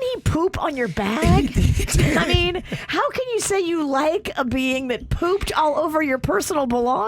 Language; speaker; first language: English; native; English